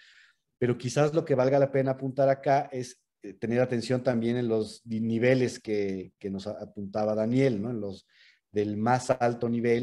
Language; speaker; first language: Spanish; native; Spanish